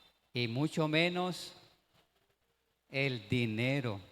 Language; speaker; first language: Spanish; native; Spanish